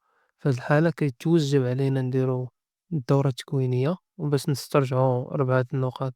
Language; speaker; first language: Arabic; native; Arabic